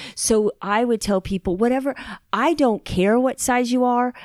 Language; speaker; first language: English; native; English